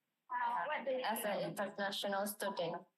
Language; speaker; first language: English; non-native, learner; Indonesian